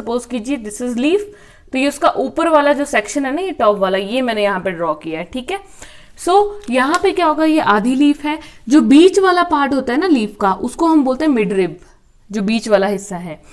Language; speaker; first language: Hindi; native; Hindi